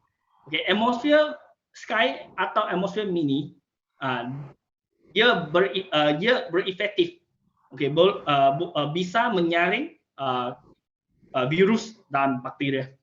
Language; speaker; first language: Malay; non-native, local second language; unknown